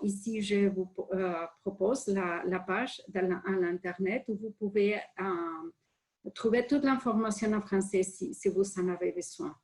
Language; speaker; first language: French; non-native, fluent; Spanish